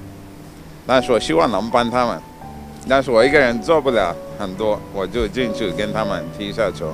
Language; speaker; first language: Chinese; non-native, fluent; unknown